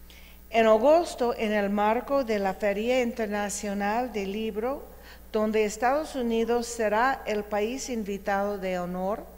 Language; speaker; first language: Spanish; non-native, fluent; English